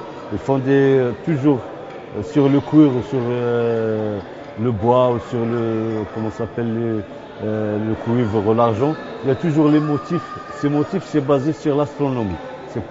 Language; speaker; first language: French; non-native, local second language; Arabic